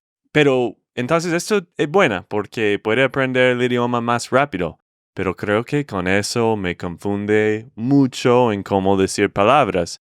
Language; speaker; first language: Spanish; non-native, fluent; English